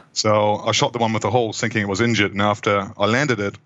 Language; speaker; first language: English; non-native, fluent; German